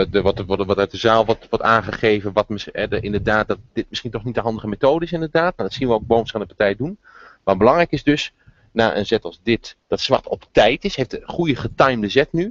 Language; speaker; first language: Dutch; native; Dutch